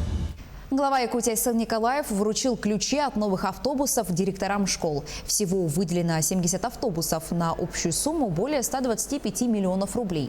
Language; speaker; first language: Russian; native; Russian